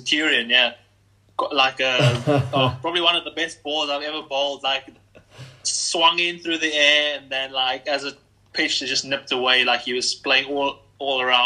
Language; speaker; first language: English; native; English